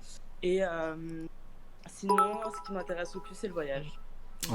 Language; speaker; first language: French; native; French